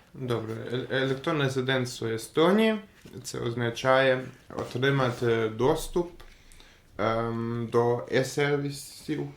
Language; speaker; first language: Ukrainian; non-native, fluent; German